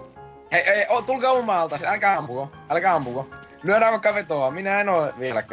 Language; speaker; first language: Finnish; native; Finnish